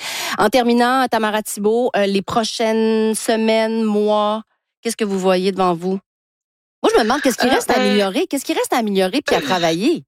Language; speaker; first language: French; native; French